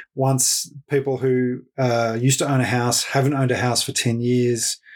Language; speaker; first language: English; native; English